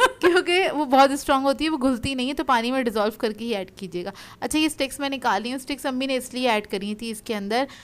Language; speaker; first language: Urdu; native; Urdu